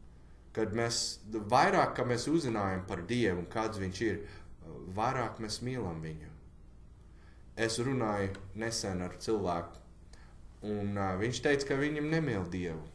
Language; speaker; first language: Latvian; non-native, learner; English